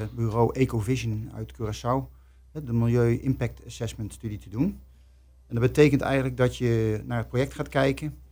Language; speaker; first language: English; non-native, fluent; Dutch